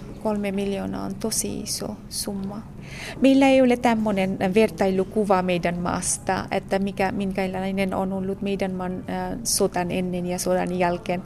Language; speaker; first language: Finnish; non-native, fluent; Bangla